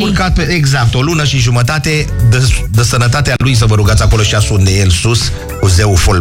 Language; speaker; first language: Romanian; native; Romanian